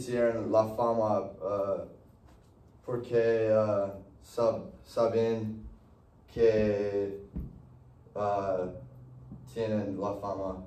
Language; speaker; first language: Spanish; non-native, learner; English